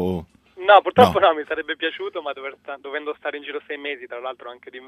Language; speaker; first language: Italian; native; Italian